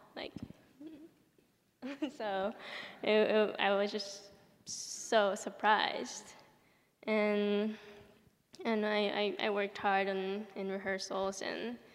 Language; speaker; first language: English; early bilingual, other home language; Japanese